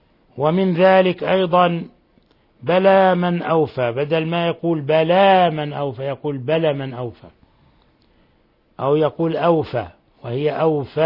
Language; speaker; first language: Arabic; native; Arabic